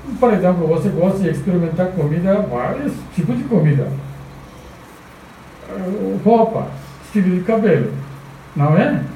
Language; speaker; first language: Portuguese; non-native, fluent; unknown